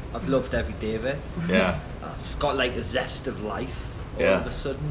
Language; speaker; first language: English; native; English